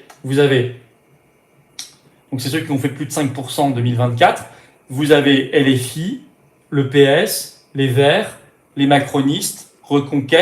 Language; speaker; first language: French; native; French